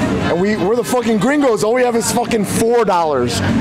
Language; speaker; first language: English; native; English